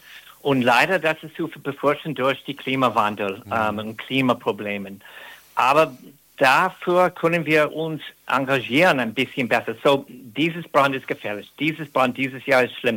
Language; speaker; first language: German; non-native, fluent; English